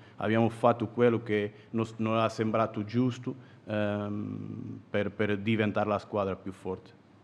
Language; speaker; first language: Italian; non-native, fluent; Portuguese